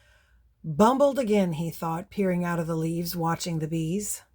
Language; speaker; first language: English; native; English